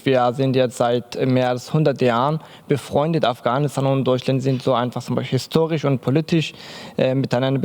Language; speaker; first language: German; non-native, learner; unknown